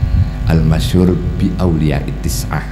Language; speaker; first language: Arabic; non-native, learner; Indonesian